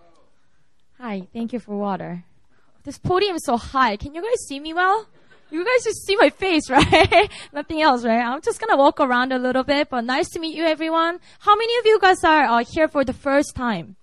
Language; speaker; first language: English; non-native, fluent; Korean